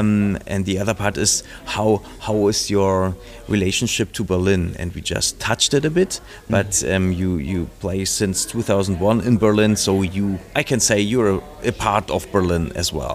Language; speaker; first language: English; non-native, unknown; German